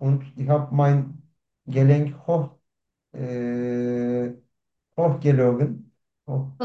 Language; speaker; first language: German; non-native, learner; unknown